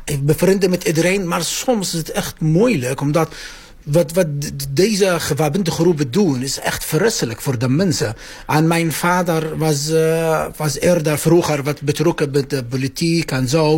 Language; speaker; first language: Dutch; non-native, fluent; Arabic